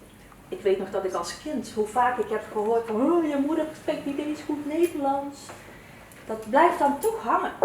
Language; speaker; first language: Dutch; early bilingual, other home language; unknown